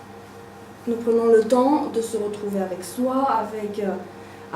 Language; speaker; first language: French; native; French